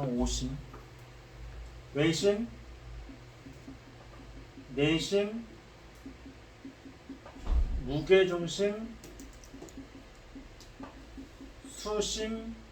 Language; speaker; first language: Korean; native; Korean